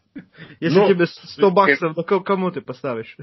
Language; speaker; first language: Russian; non-native, fluent; Latvian